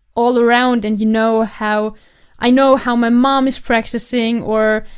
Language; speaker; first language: English; non-native, fluent; German